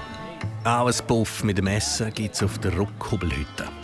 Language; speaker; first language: German; native; German